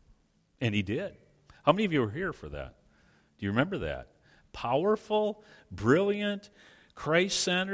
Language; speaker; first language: English; native; English